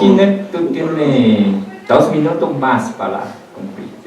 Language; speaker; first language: Spanish; non-native, learner; Chinese